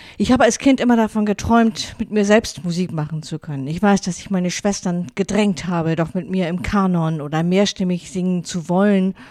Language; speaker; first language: German; non-native, local second language; Low German